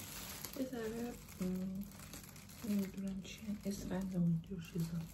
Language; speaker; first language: Persian; native; Persian